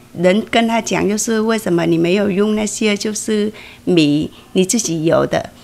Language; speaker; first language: Chinese; non-native, fluent; Vietnamese